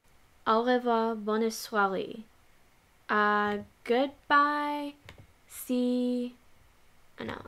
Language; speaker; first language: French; non-native, learner; English